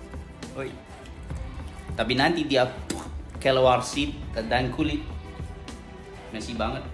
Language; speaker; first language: Indonesian; non-native, learner; English